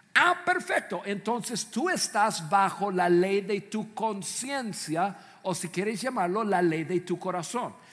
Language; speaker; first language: Spanish; non-native, fluent; English